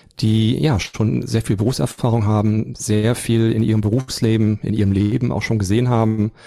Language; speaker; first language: German; native; German